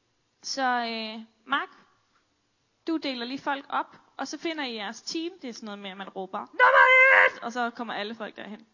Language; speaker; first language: Danish; native; Danish